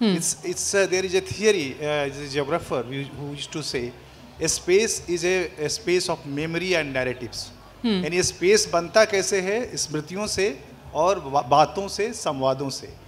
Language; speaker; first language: Hindi; native; Hindi